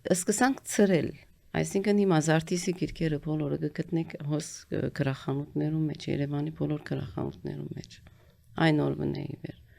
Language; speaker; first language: Armenian; early bilingual, heritage; Armenian